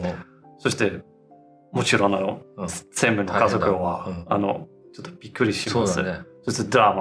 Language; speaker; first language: Japanese; non-native, learner; Danish